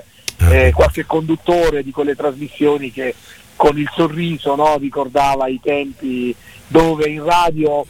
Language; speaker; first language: Italian; native; Italian